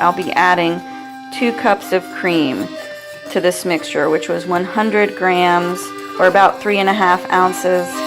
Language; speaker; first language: English; native; English